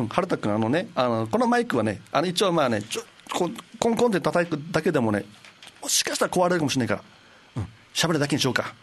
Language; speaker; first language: Japanese; native; Japanese